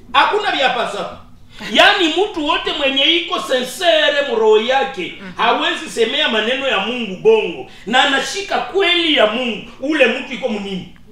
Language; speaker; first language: Swahili; native; Swahili